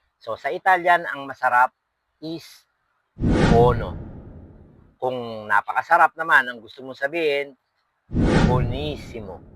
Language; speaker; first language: Filipino; non-native, local second language; Pampanga